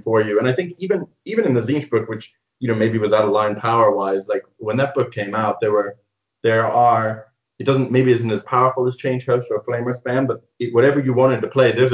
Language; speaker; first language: English; native; English